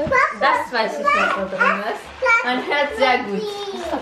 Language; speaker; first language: German; early bilingual, other home language; Filipino